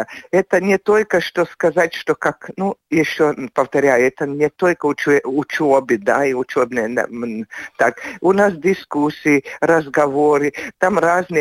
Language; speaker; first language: Russian; non-native, local second language; Latvian